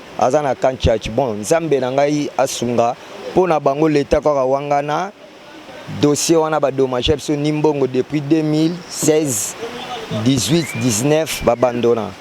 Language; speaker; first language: Lingala; native; Lingala